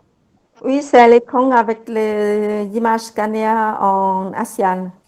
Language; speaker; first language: French; non-native, learner; Vietnamese